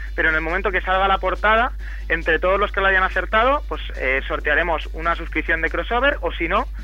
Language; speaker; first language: Spanish; native; Spanish